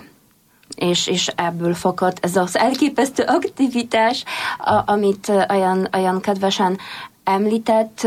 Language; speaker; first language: Hungarian; non-native, fluent; Polish